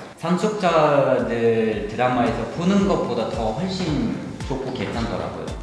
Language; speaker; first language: Korean; non-native, fluent; Uzbek